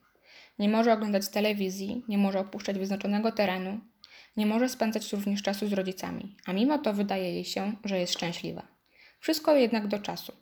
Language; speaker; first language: Polish; native; Polish